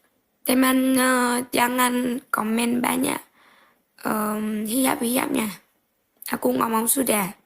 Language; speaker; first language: Indonesian; non-native, learner; Vietnamese